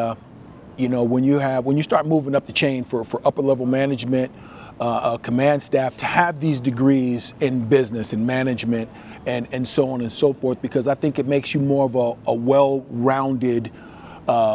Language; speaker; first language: English; native; English